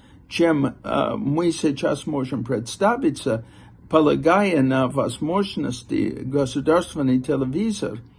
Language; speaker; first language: Russian; non-native, fluent; English